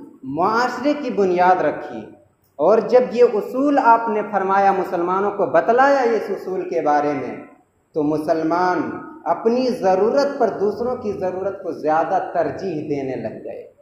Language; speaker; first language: Urdu; native; Urdu